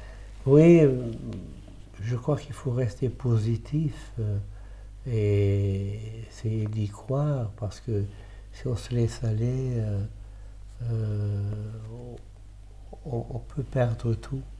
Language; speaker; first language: French; early bilingual, other home language; Italian